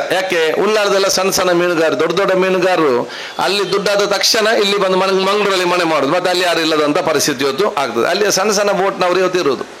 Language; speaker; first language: Kannada; non-native, local second language; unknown